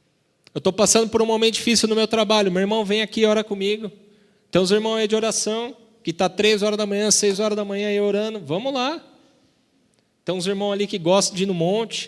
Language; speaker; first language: Portuguese; native; Portuguese